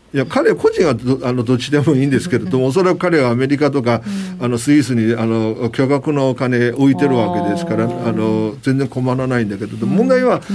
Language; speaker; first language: Japanese; non-native, fluent; Chinese